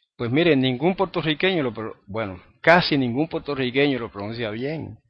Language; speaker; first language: Spanish; native; Spanish